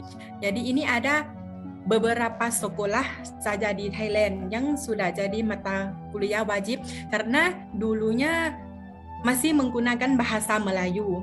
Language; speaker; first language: Indonesian; non-native, fluent; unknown